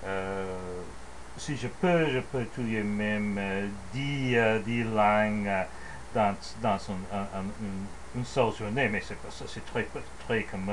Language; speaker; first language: French; non-native, learner; English